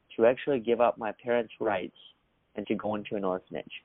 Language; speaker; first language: English; early bilingual, other home language; Russian